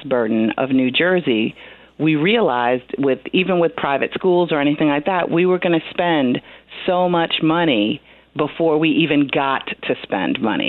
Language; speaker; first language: English; native; English